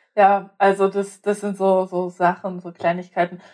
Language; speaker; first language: German; non-native, local second language; Polish